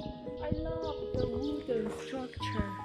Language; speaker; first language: English; non-native, fluent; Chinese